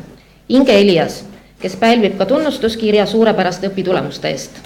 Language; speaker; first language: Estonian; native; Estonian